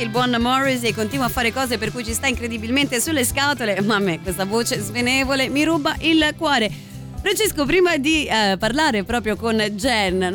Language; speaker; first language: Italian; native; Italian